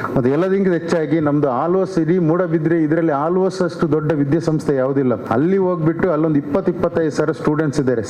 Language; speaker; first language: Kannada; non-native, local second language; Tulu